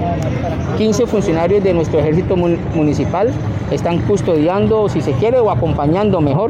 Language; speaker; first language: Spanish; native; Spanish